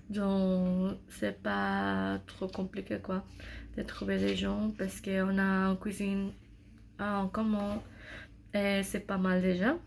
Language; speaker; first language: French; non-native, learner; English